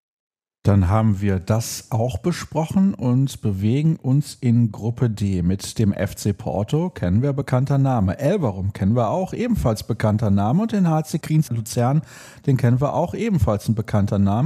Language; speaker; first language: German; native; German